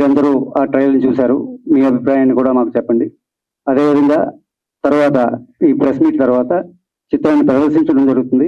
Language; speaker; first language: Telugu; native; Telugu